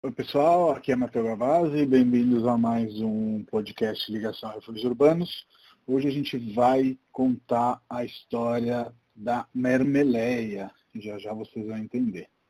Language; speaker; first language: Portuguese; non-native, fluent; Italian